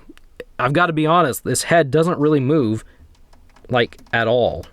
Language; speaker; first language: English; native; English